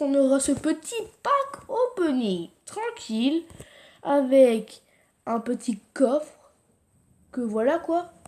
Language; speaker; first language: French; native; French